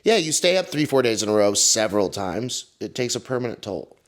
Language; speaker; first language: English; native; English